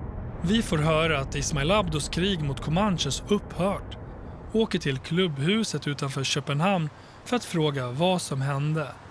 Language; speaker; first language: Swedish; native; Swedish